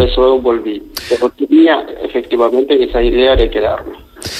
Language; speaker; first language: Spanish; non-native, fluent; Wolof